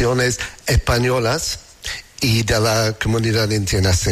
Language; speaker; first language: Spanish; non-native, learner; English